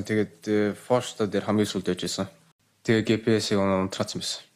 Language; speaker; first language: Mongolian; early bilingual, heritage; Mongolian